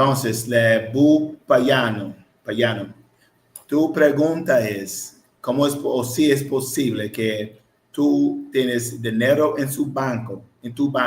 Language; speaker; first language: Spanish; non-native, learner; English